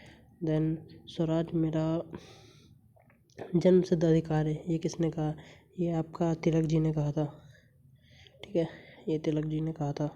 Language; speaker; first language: Hindi; native; Hindi